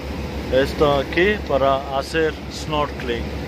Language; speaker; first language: Spanish; non-native, fluent; Arabic